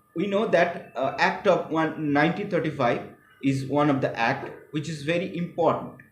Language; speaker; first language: English; non-native, local second language; Bangla